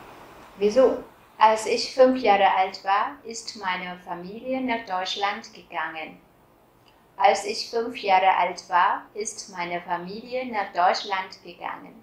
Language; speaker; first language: German; non-native, fluent; Vietnamese